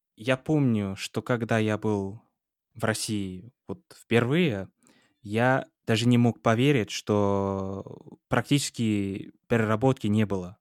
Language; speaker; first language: Russian; non-native, fluent; English